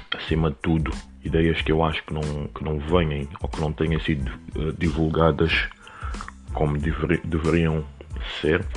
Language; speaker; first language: Portuguese; native; Portuguese